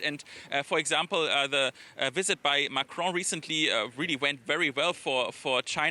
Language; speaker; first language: English; non-native, fluent; German